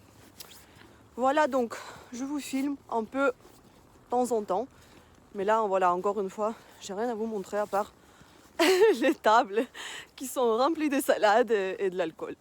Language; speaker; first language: French; non-native, fluent; Russian